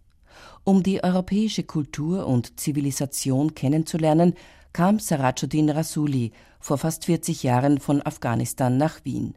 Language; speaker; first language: German; native; German